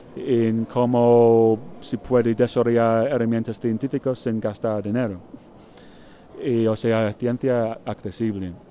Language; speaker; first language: Spanish; non-native, fluent; English